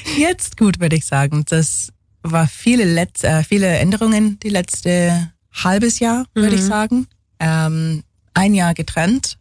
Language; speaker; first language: German; non-native, fluent; English